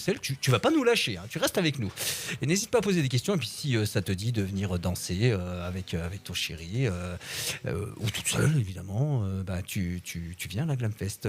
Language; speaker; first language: French; native; French